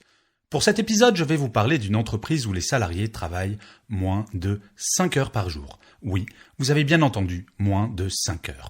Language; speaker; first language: French; native; French